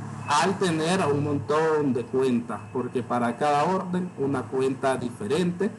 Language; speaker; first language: Spanish; native; Spanish